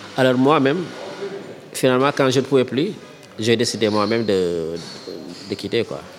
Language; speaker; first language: French; non-native, local second language; Wolof